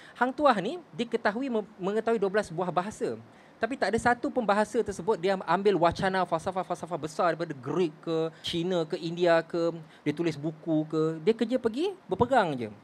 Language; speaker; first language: Malay; native; Malay